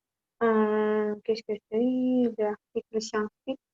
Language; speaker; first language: French; non-native, learner; Kazakh